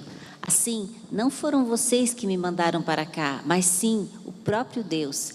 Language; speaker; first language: Portuguese; non-native, fluent; English